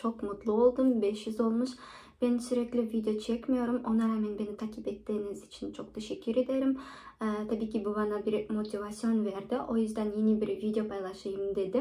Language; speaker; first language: Turkish; non-native, fluent; Kazakh